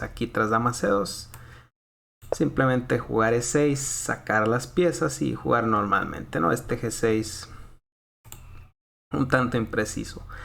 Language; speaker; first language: Spanish; native; Spanish